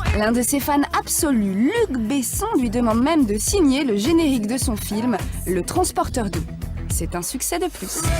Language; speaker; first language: French; native; French